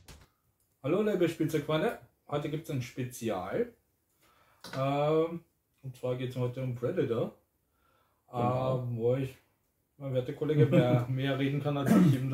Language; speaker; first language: German; native; German